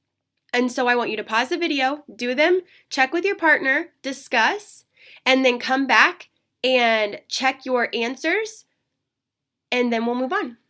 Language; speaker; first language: English; native; English